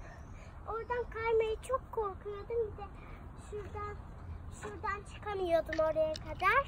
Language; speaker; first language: Turkish; early bilingual, heritage; Turkish